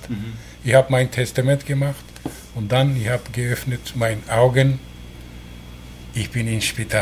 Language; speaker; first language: German; non-native, learner; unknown